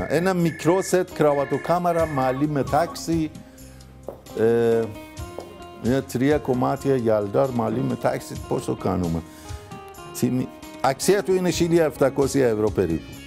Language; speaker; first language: Greek; non-native, fluent; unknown